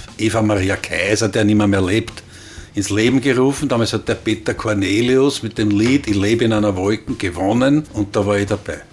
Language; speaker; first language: German; native; German